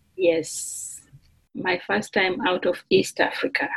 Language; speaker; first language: English; non-native, local second language; Luyia